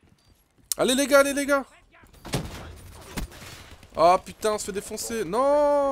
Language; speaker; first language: French; native; French